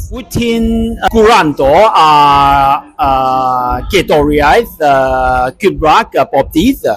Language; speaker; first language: Welsh; non-native, learner; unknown